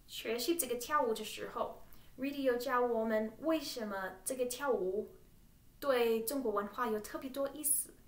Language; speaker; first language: Chinese; non-native, learner; English